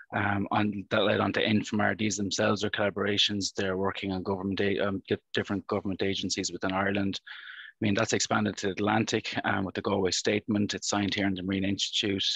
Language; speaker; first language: English; native; English